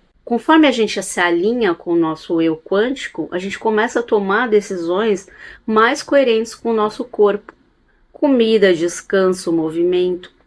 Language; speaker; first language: Portuguese; native; Portuguese